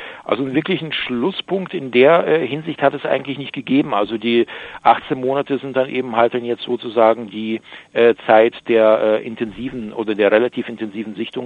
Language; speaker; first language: German; native; German